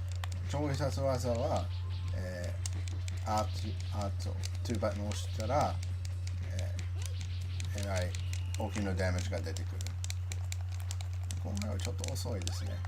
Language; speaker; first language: Japanese; non-native, learner; English